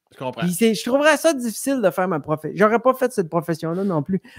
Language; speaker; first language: French; native; French